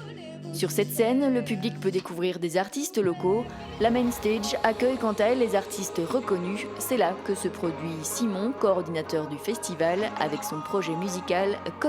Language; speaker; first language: French; native; French